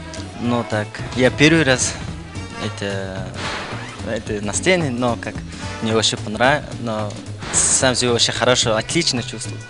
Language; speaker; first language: Russian; non-native, local second language; Buriat